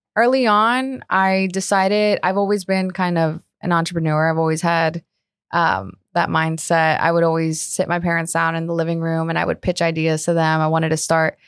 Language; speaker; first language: English; early bilingual, other home language; Spanish